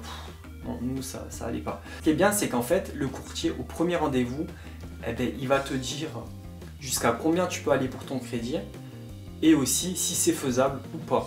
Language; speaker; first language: French; native; French